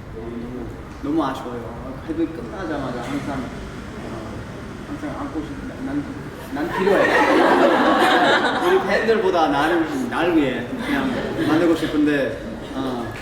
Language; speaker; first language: Korean; early bilingual, heritage; English